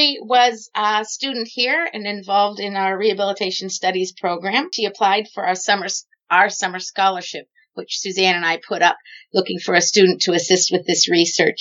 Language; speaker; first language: English; native; English